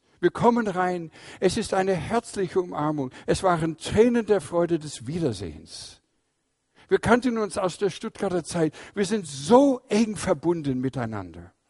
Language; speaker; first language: German; non-native, fluent; English